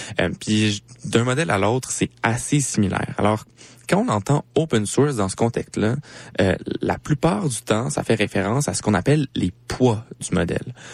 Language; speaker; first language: French; native; French